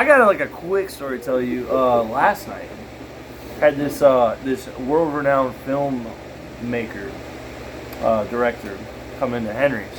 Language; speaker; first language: English; native; English